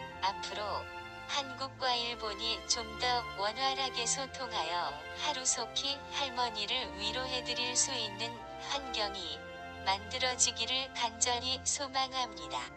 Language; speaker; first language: Korean; non-native, fluent; Japanese